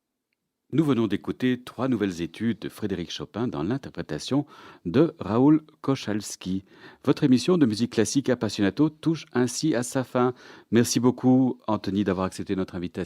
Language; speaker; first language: French; native; French